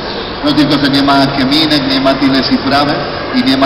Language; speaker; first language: Polish; non-native, learner; Spanish